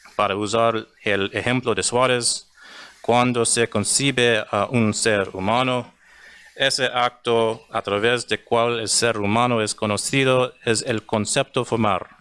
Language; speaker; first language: Spanish; non-native, learner; English